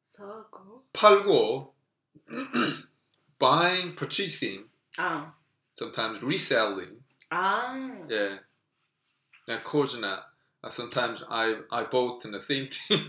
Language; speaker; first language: English; non-native, fluent; Korean